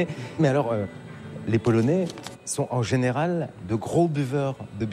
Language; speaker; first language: French; native; French